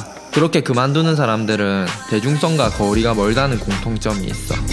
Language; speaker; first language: Korean; native; Korean